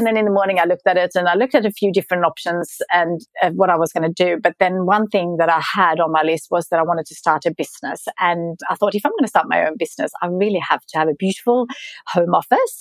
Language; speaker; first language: English; non-native, fluent; Swedish